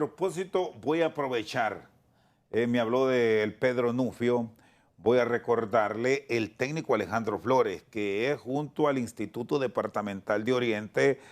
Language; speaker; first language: Spanish; native; Spanish